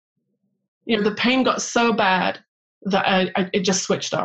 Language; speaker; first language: English; native; English